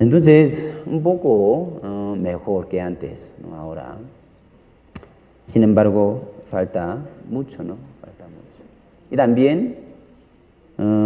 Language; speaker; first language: Spanish; non-native, learner; Korean